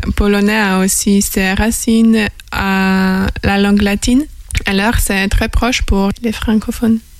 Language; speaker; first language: French; non-native, fluent; Polish